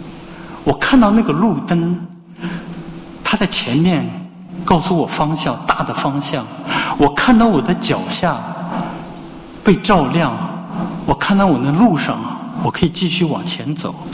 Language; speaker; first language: Chinese; native; Chinese